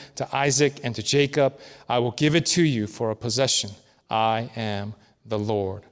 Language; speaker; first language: English; early bilingual, other home language; Korean